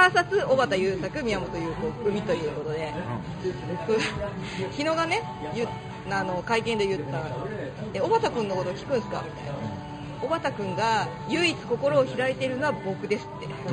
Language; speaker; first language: Japanese; native; Japanese